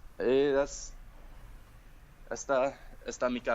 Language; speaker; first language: Spanish; non-native, learner; English